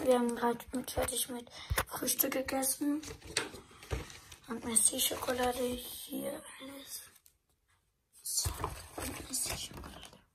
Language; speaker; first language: German; early bilingual, other home language; Filipino